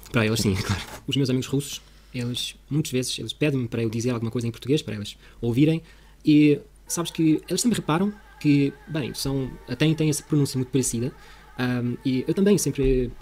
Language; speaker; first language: Portuguese; non-native, fluent; Russian